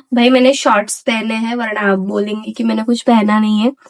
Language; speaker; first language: Hindi; non-native, local second language; Marathi